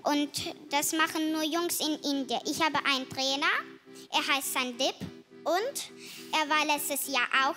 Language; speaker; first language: German; early bilingual, other home language; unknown